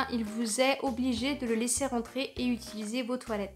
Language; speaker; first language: French; native; French